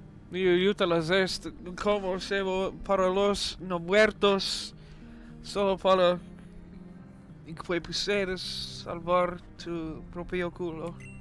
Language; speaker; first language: Spanish; non-native, learner; English